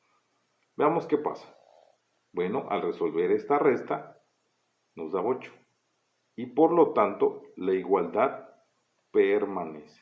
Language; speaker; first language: Spanish; native; Spanish